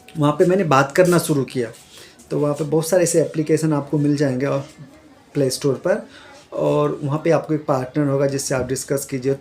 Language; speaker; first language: Hindi; native; Hindi